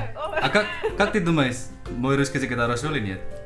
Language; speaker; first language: Russian; non-native, learner; Indonesian